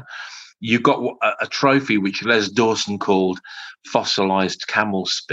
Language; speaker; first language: English; native; English